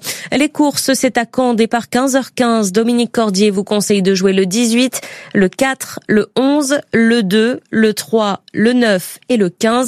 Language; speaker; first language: French; native; French